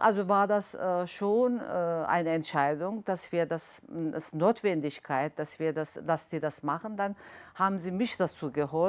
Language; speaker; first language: German; non-native, fluent; Kurdish